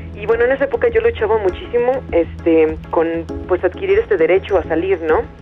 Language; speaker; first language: Spanish; native; Spanish